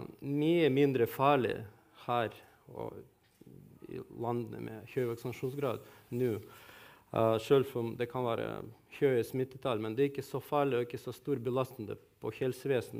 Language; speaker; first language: Norwegian; non-native, fluent; Russian